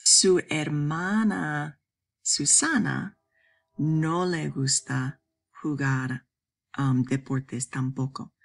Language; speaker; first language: Spanish; non-native, fluent; English